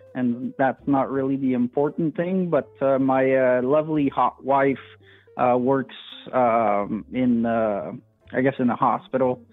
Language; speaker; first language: English; non-native, fluent; French